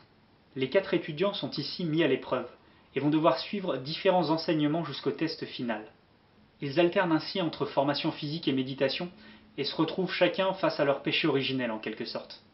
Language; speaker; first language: French; native; French